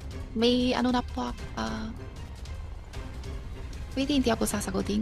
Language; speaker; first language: Filipino; non-native, learner; Chinese